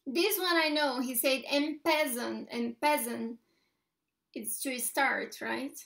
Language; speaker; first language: English; non-native, fluent; Portuguese